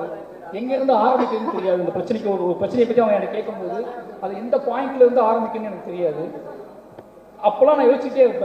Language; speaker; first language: Tamil; native; Tamil